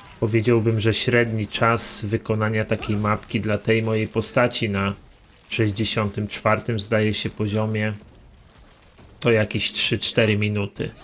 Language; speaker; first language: Polish; native; Polish